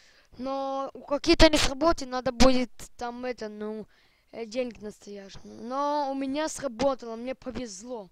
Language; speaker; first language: Russian; early bilingual, heritage; Russian